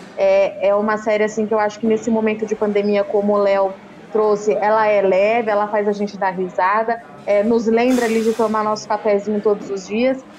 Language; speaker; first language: Portuguese; native; Portuguese